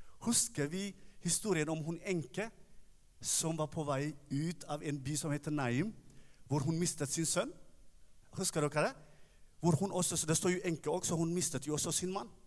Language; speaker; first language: Norwegian; non-native, fluent; Tigrinya